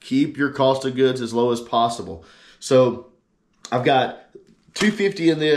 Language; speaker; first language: English; native; English